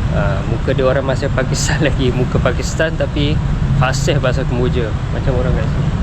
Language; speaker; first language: Malay; non-native, fluent; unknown